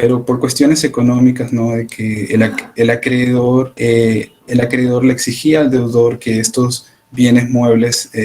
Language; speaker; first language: Spanish; native; Spanish